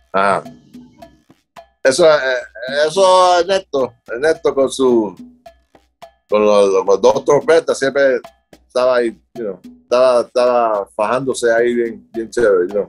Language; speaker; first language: Spanish; early bilingual, other home language; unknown